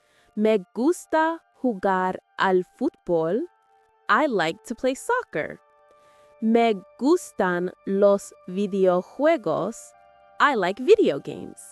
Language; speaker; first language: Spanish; non-native, fluent; English